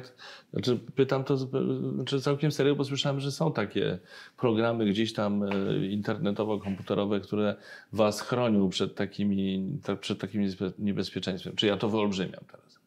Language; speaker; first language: Polish; native; Polish